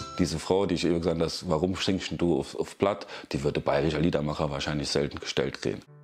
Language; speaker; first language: German; native; German